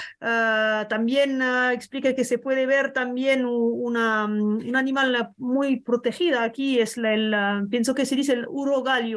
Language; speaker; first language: Spanish; non-native, learner; French